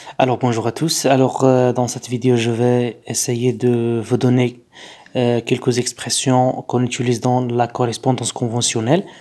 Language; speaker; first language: French; non-native, local second language; Arabic